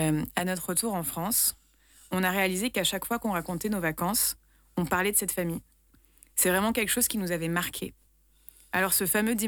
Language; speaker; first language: French; native; French